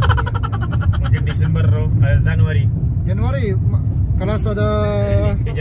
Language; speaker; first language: Indonesian; non-native, learner; Bangla